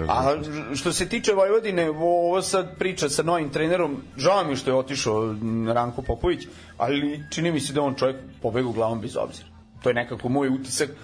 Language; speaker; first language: Serbian; non-native, local second language; Rusyn